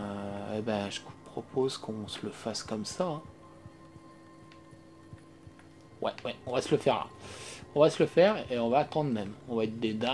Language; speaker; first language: French; native; French